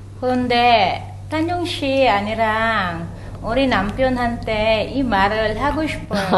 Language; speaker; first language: Korean; non-native, learner; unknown